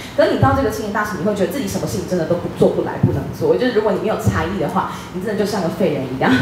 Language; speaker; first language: Chinese; native; Chinese